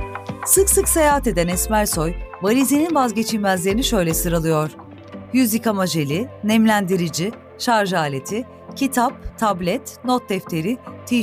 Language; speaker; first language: Turkish; native; Turkish